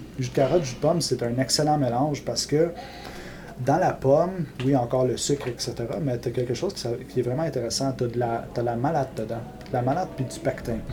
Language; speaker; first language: French; non-native, local second language; English